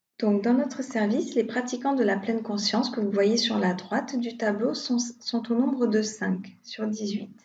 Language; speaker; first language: French; native; French